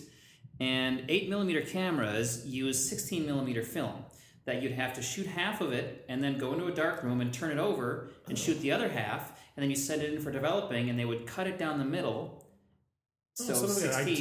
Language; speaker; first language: English; native; English